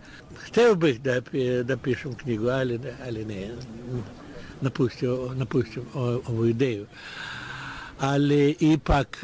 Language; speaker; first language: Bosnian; non-native, learner; Russian